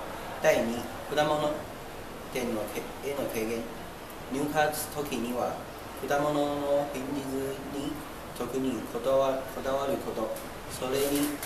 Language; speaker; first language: Japanese; non-native, learner; Chinese